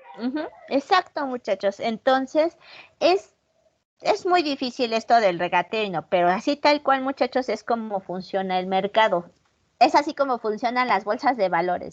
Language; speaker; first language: Spanish; native; Spanish